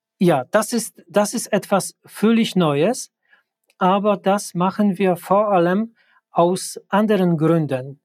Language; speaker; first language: German; non-native, fluent; Polish